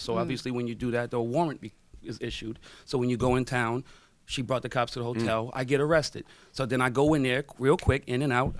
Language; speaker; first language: English; native; English